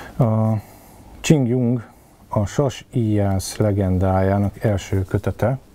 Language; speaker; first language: Hungarian; native; Hungarian